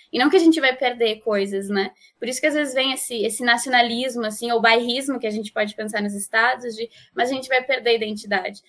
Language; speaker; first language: Portuguese; non-native, fluent; Spanish